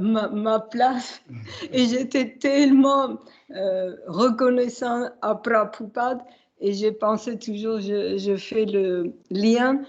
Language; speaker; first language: French; non-native, fluent; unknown